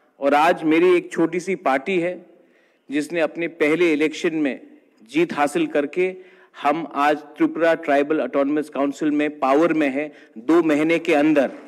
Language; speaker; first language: Hindi; non-native, local second language; Kok Borok